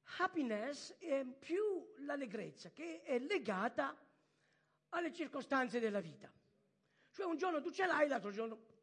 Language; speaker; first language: Italian; early bilingual, heritage; French